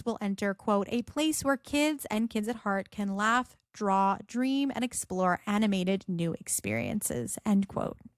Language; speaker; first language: English; native; English